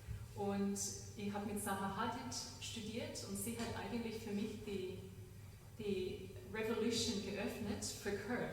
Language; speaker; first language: German; non-native, learner; English